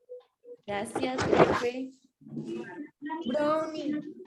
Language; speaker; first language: Spanish; native; Spanish